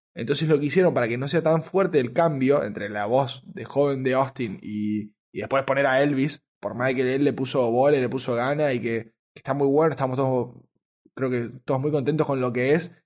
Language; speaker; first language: Spanish; native; Spanish